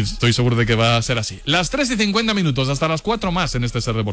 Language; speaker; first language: Spanish; native; Spanish